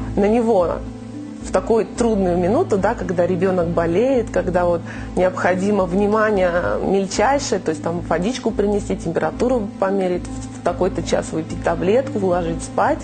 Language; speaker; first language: Russian; native; Russian